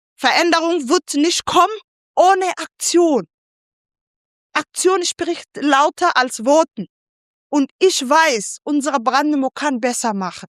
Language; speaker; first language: German; non-native, fluent; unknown